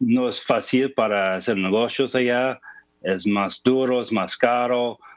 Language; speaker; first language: Spanish; non-native, fluent; English